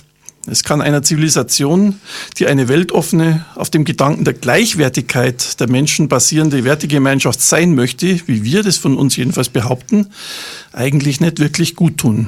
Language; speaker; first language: German; native; German